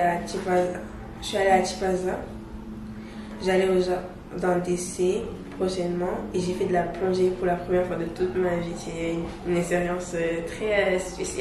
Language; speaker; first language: French; non-native, local second language; Wolof